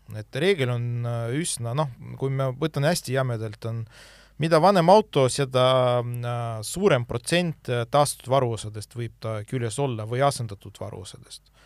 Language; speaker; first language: Estonian; non-native, local second language; Russian